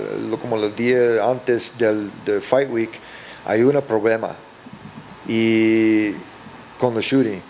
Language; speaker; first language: Spanish; early bilingual, heritage; English